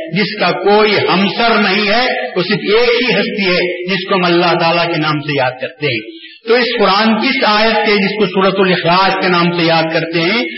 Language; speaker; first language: Urdu; native; Urdu